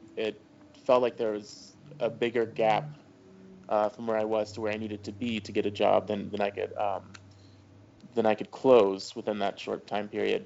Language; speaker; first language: English; native; English